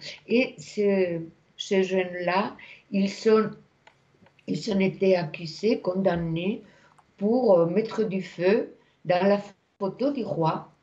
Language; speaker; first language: French; non-native, fluent; Spanish